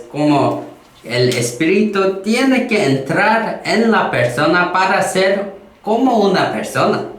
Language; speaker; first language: Spanish; non-native, learner; Korean